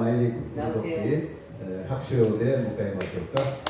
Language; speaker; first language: Japanese; non-native, fluent; Korean